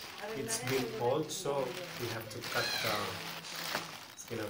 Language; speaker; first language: English; non-native, learner; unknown